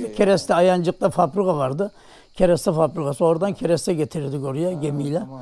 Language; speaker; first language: Turkish; native; Turkish